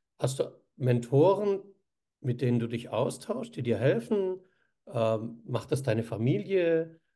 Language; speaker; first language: German; native; German